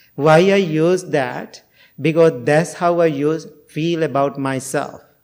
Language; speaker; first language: English; non-native, fluent; Sinhala